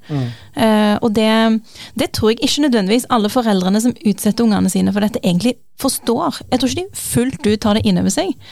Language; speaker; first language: Norwegian; early bilingual, other home language; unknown